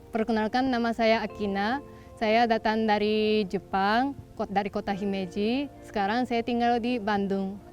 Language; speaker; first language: Indonesian; non-native, fluent; Japanese